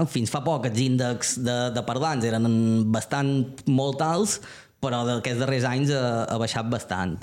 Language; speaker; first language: Catalan; native; Catalan